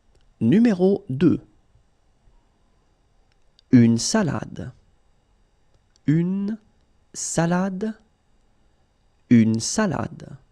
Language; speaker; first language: French; native; French